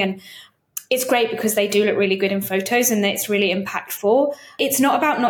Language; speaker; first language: English; native; English